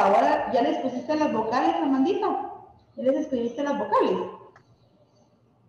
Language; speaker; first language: Spanish; native; Spanish